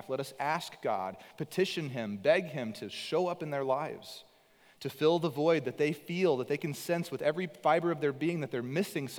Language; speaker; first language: English; native; English